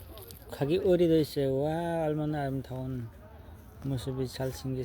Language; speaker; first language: Korean; non-native, learner; Nepali